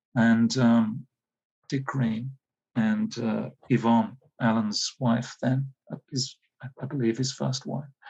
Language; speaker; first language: English; native; English